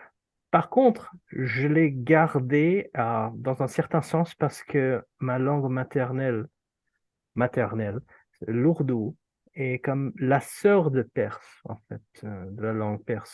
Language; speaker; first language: French; non-native, fluent; Urdu